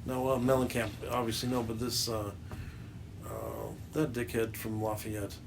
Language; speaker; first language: English; native; English